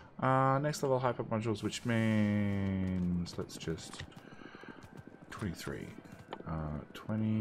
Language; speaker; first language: English; native; English